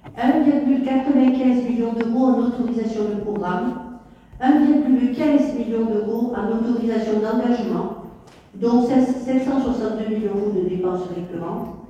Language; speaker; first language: French; native; French